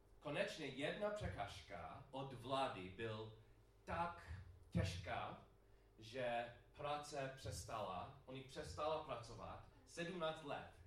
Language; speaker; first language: Czech; non-native, learner; English